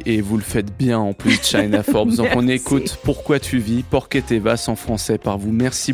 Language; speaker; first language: French; native; French